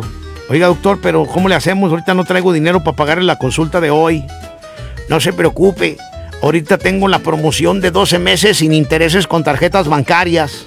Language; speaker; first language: Spanish; native; Spanish